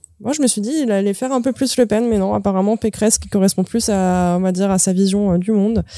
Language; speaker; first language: French; native; French